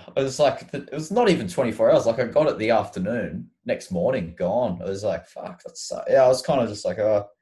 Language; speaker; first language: English; native; English